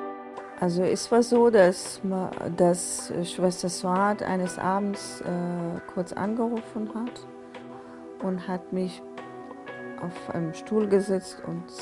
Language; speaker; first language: German; non-native, fluent; Persian